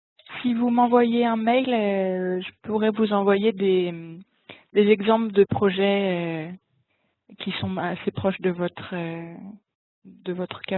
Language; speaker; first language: French; native; French